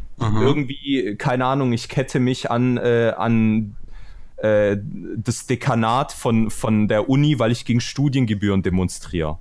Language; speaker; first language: German; early bilingual, other home language; Albanian